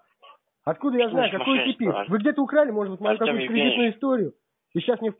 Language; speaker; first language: Russian; native; Russian